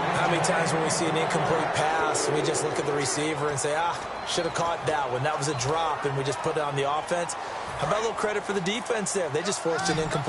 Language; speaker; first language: English; native; English